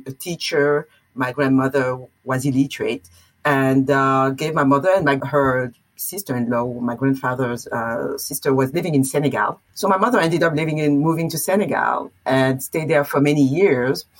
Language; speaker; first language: English; non-native, fluent; French